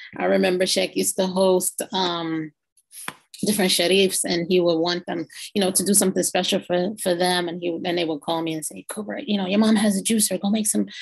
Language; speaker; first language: English; native; English